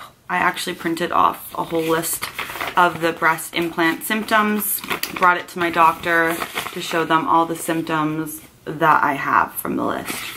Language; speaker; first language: English; native; English